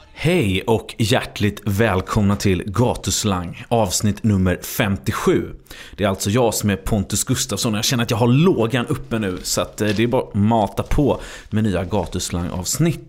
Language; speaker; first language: Swedish; native; Swedish